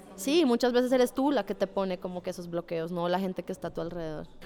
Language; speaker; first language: Spanish; native; Spanish